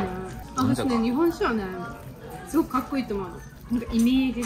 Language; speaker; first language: Japanese; non-native, fluent; Swedish